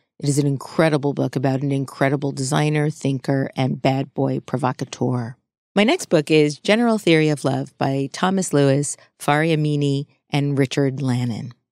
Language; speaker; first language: English; native; English